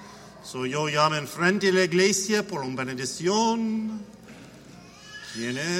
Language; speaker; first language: Spanish; non-native, learner; English